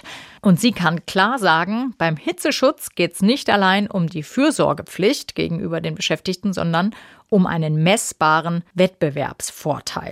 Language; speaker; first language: German; native; German